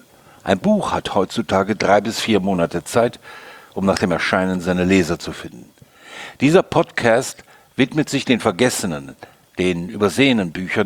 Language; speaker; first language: German; native; German